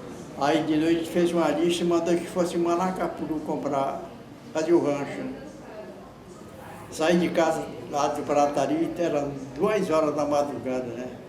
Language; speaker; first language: Portuguese; native; Portuguese